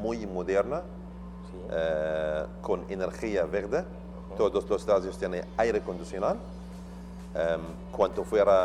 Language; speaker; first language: Spanish; non-native, learner; Arabic